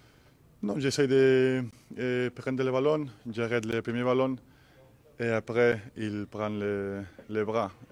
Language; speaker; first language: French; non-native, learner; Spanish